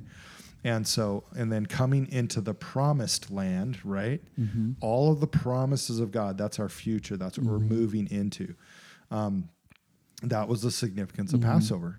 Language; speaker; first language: English; native; English